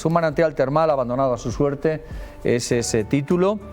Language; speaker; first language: Spanish; native; Spanish